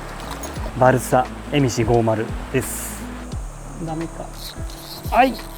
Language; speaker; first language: Japanese; native; Japanese